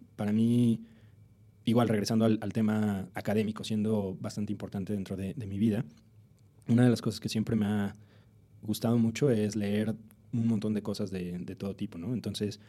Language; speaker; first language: Spanish; native; Spanish